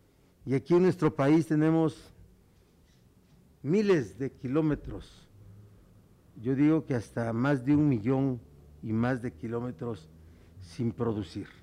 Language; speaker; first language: Spanish; native; Spanish